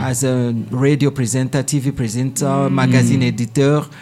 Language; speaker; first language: English; non-native, fluent; Swahili